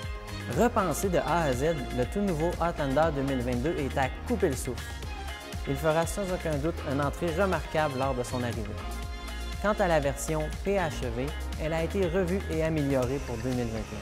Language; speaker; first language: French; native; French